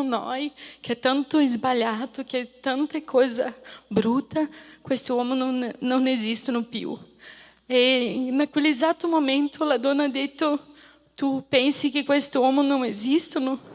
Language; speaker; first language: Italian; non-native, fluent; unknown